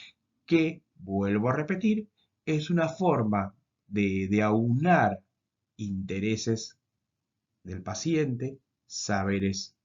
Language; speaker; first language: Spanish; native; Spanish